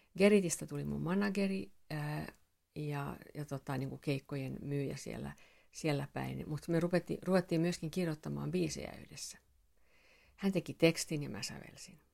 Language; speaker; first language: Finnish; non-native, local second language; Swedish